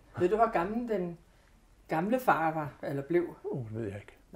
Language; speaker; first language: Danish; native; Danish